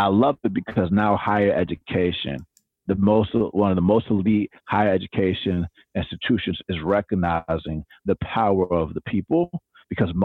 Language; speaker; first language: English; native; English